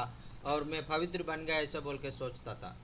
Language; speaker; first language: Hindi; non-native, local second language; Telugu